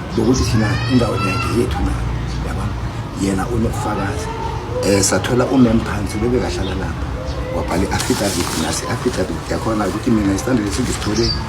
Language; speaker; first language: Zulu; non-native, local second language; South Ndebele